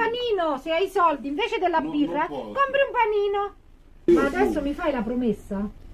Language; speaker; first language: Italian; native; Italian